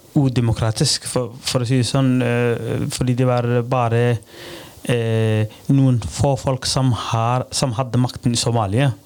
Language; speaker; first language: Norwegian; non-native, fluent; Somali